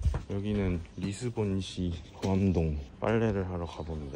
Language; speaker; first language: Korean; early bilingual, heritage; Korean